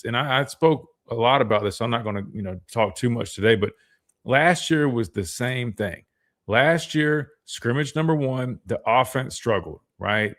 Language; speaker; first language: English; native; English